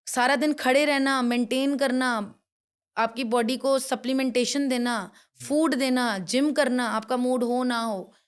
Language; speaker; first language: Hindi; non-native, local second language; Punjabi